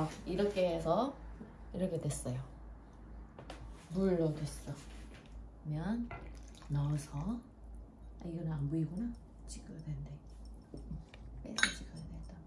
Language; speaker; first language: Korean; non-native, fluent; Vietnamese